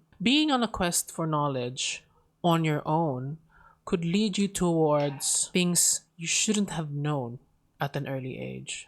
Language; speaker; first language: English; non-native, local second language; Filipino